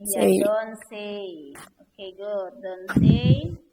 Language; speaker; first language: English; non-native, learner; Indonesian